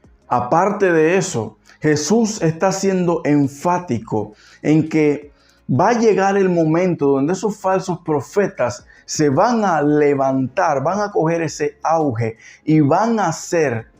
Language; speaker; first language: Spanish; native; Spanish